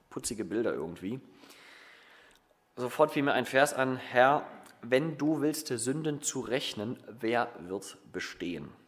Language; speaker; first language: German; native; German